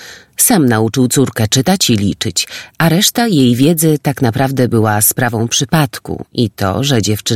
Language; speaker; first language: Polish; native; Polish